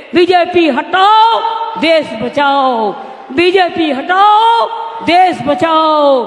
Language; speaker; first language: Hindi; non-native, local second language; Bangla